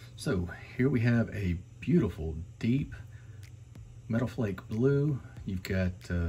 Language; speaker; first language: English; native; English